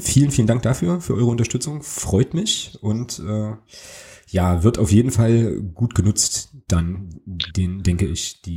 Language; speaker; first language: German; native; German